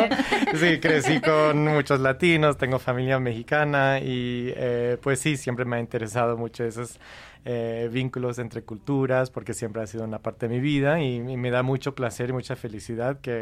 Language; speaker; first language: Spanish; non-native, fluent; English